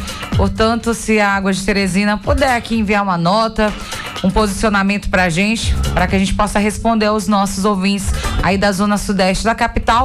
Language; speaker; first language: Portuguese; native; Portuguese